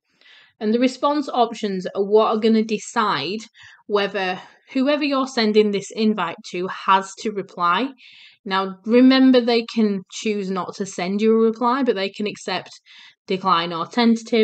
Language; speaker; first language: English; native; English